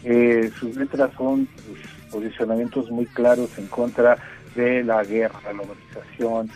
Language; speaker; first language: Spanish; native; Spanish